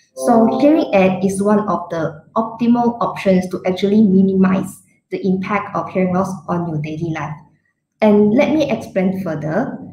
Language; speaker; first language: English; non-native, local second language; Chinese